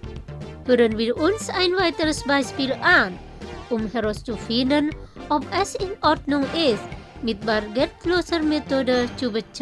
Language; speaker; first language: German; non-native, fluent; Indonesian